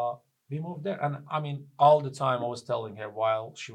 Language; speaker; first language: English; non-native, fluent; Persian